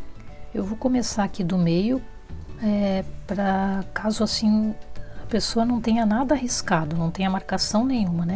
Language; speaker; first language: Portuguese; native; Portuguese